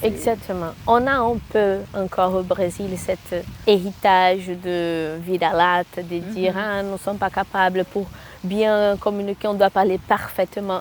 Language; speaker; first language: French; non-native, fluent; Portuguese